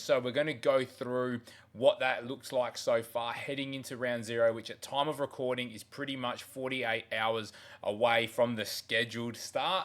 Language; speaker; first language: English; native; English